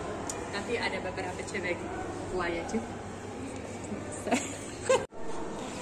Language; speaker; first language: Indonesian; non-native, fluent; Russian